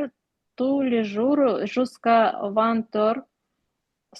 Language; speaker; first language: French; non-native, learner; Ukrainian